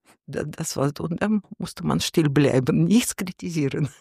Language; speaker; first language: German; non-native, learner; Russian